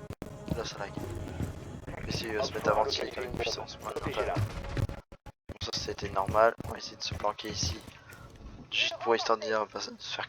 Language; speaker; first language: French; native; French